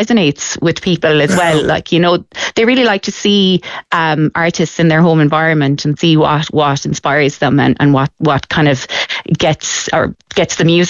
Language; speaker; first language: English; native; English